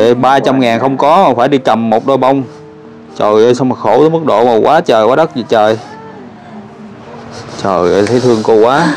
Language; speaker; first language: Vietnamese; native; Vietnamese